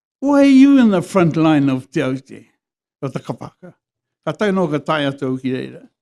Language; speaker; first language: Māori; non-native, local second language; English